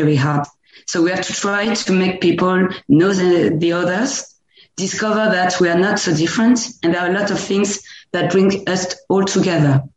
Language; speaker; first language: English; non-native, fluent; French